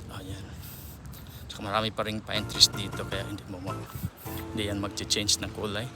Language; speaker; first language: Filipino; non-native, local second language; Cebuano